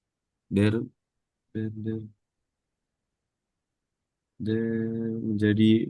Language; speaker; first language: German; non-native, learner; Indonesian